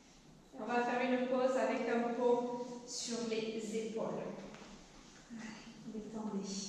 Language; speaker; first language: French; native; French